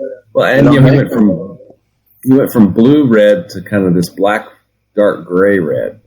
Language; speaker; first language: English; native; English